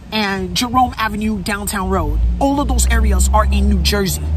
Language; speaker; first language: English; native; English